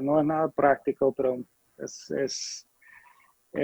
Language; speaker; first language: Spanish; non-native, fluent; English